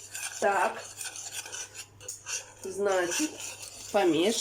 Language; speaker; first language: Russian; native; Russian